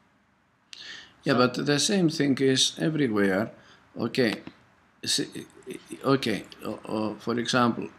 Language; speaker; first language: English; non-native, fluent; Greek